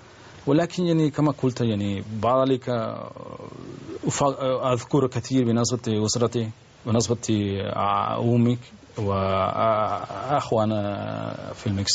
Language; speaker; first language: Arabic; non-native, learner; Spanish